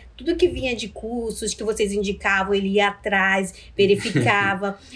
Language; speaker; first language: Portuguese; non-native, local second language; Ticuna